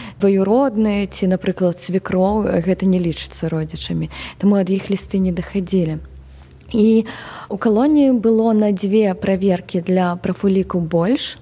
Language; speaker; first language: Belarusian; non-native, local second language; Russian